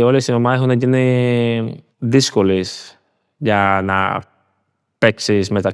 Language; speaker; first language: Greek; non-native, learner; Spanish